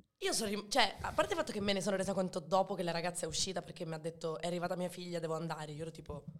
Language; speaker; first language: Italian; early bilingual, other home language; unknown